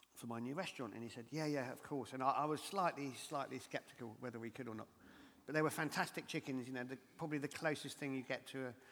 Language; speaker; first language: English; native; English